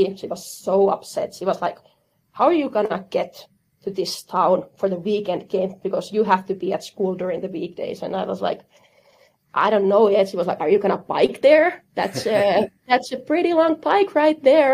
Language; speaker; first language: English; non-native, fluent; Finnish